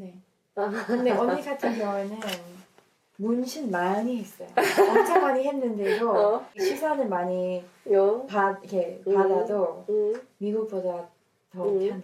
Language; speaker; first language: Korean; non-native, fluent; English